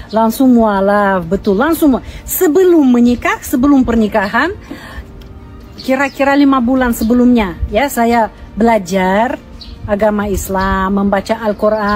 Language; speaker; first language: Indonesian; non-native, learner; Russian